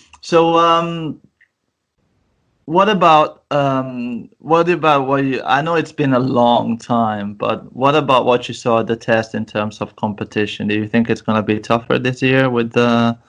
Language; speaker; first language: English; non-native, fluent; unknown